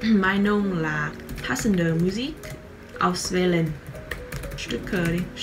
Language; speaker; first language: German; non-native, fluent; Vietnamese